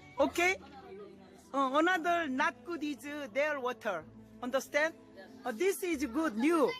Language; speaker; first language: English; non-native, learner; Korean